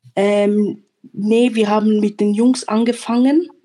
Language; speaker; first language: German; native; German